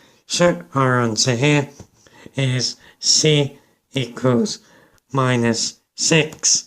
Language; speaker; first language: English; native; English